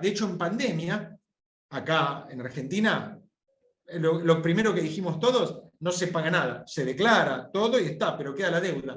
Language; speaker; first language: Spanish; native; Spanish